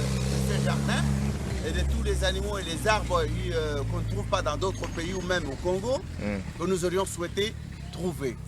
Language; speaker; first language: French; non-native, local second language; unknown